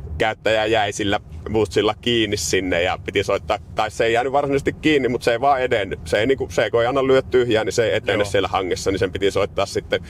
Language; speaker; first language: Finnish; native; Finnish